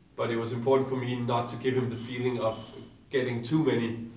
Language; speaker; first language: English; non-native, fluent; Danish